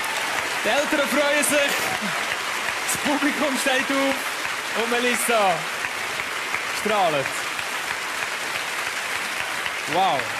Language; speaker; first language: German; native; German